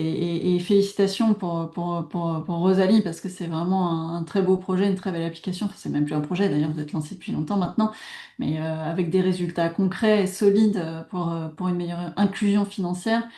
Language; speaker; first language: French; native; French